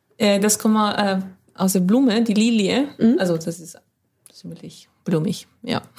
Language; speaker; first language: German; non-native, fluent; Spanish